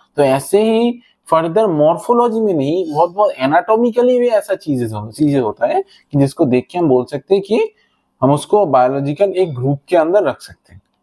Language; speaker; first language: Hindi; non-native, local second language; Bangla